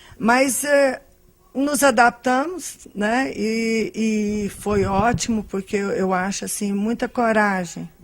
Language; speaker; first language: Portuguese; early bilingual, other home language; Arabic